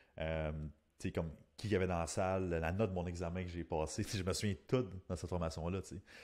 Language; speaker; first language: French; native; French